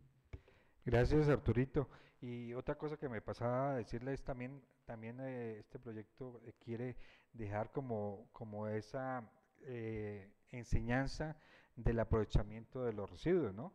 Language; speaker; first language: Spanish; native; Spanish